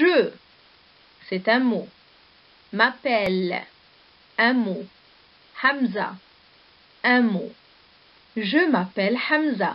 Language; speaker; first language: French; non-native, local second language; Arabic